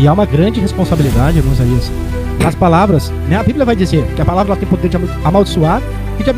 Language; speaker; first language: Portuguese; native; Portuguese